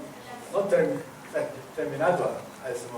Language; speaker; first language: Spanish; non-native, learner; English